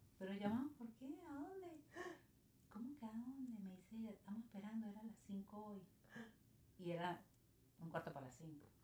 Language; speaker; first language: Spanish; native; Spanish